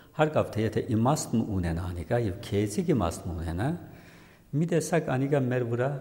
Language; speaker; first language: Armenian; native; Armenian